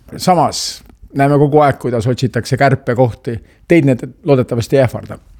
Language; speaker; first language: Estonian; native; Estonian